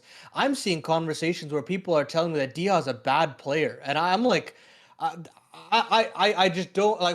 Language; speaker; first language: English; native; English